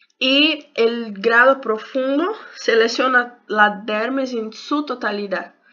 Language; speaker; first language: Spanish; non-native, learner; Portuguese